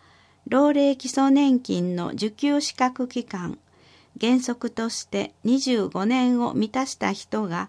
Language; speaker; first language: Japanese; native; Japanese